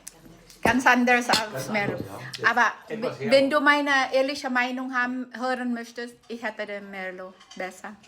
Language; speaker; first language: German; non-native, fluent; Filipino